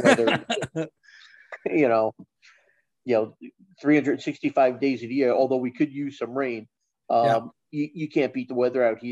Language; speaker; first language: English; native; English